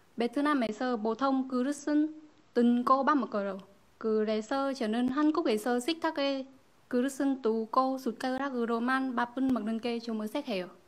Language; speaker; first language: Korean; non-native, learner; Vietnamese